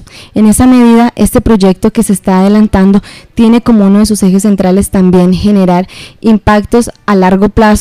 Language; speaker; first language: Spanish; native; Spanish